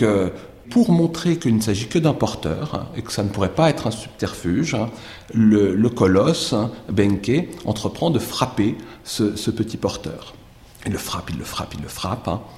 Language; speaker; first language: French; native; French